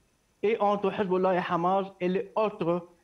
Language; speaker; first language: French; non-native, learner; Arabic